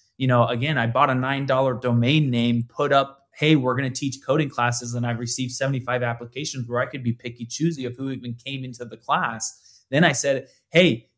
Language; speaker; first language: English; native; English